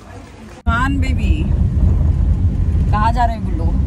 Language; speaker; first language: Hindi; native; Hindi